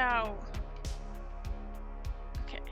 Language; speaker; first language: English; native; English